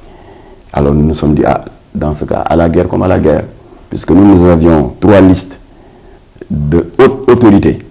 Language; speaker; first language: French; non-native, local second language; Wolof